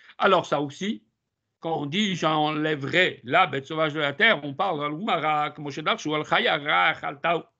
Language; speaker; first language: French; native; French